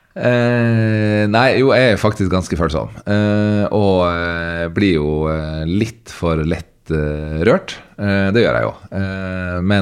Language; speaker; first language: Norwegian; native; Norwegian